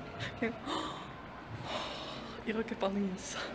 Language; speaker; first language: Korean; non-native, fluent; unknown